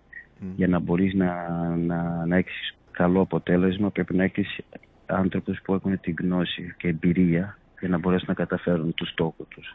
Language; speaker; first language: Greek; non-native, fluent; Portuguese